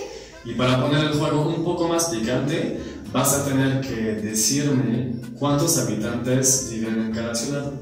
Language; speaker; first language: Spanish; non-native, fluent; French